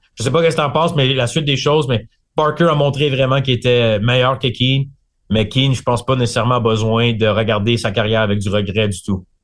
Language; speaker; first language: French; native; French